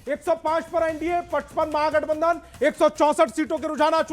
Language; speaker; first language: Hindi; native; Hindi